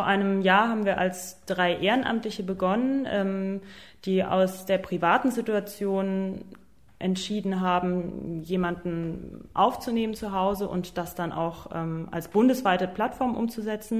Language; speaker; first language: German; native; German